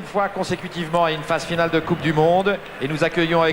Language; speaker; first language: French; native; French